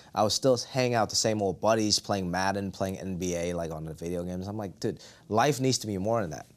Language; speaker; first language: English; non-native, local second language; Cantonese